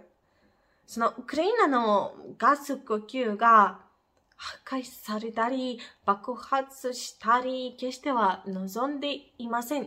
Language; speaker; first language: Japanese; non-native, fluent; Ukrainian